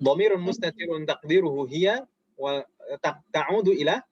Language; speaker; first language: Arabic; non-native, fluent; Indonesian